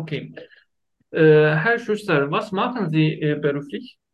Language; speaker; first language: German; non-native, learner; Turkish